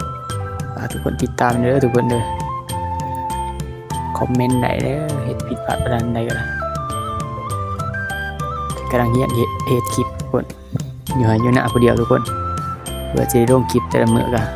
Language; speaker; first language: Thai; non-native, local second language; Northeastern Thai